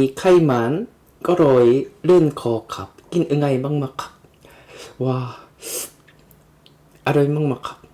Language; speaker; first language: Thai; non-native, fluent; Korean